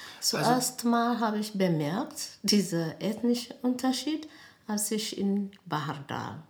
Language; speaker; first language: German; non-native, learner; Amharic